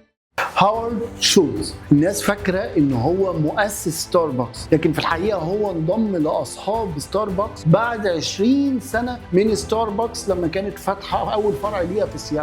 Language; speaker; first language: Arabic; native; Arabic